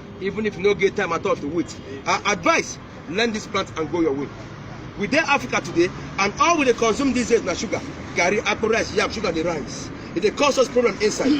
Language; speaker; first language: Nigerian Pidgin; non-native, local second language; Yoruba